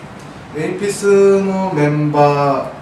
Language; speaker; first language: Japanese; non-native, learner; Korean